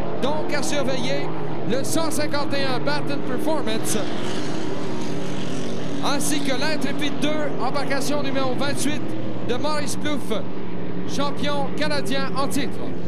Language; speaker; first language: French; native; French